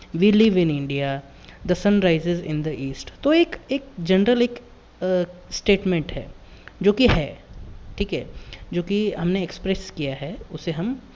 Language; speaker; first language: Hindi; non-native, local second language; Marathi